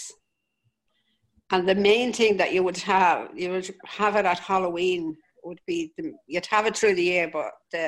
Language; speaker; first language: English; native; English